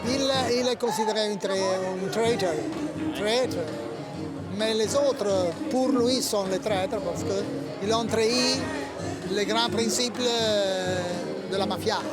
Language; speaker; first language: French; non-native, fluent; Italian